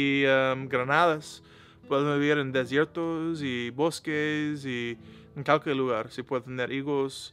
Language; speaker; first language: Spanish; non-native, learner; English